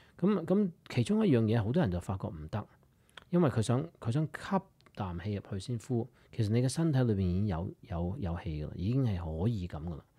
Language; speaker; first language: Cantonese; early bilingual, heritage; Cantonese